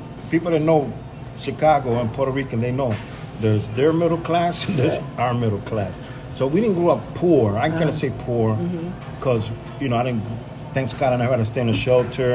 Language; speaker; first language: English; native; English